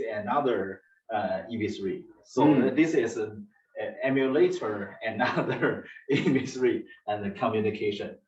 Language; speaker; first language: English; non-native, learner; Chinese